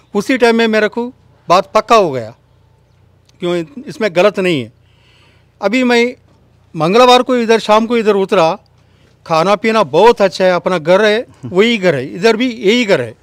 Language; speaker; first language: Hindi; non-native, local second language; Telugu